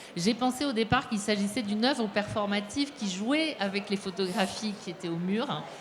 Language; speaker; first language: French; native; French